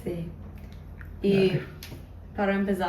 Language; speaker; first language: Spanish; non-native, learner; English